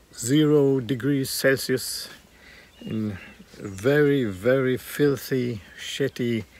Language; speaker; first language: English; non-native, fluent; German